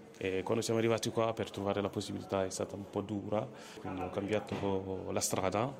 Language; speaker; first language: Italian; non-native, fluent; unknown